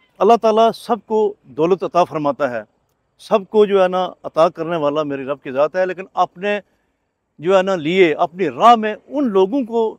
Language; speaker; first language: Urdu; non-native, local second language; Pahari-Potwari